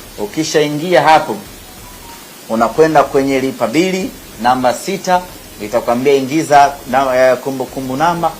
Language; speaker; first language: Swahili; native; Swahili